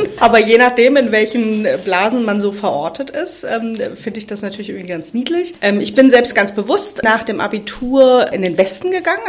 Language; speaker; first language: German; native; German